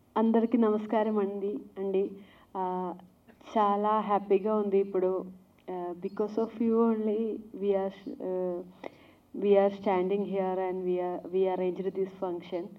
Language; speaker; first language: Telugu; non-native, learner; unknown